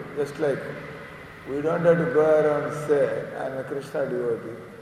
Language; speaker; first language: English; non-native, local second language; Telugu